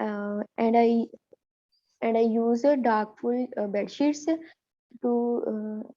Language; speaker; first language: English; non-native, learner; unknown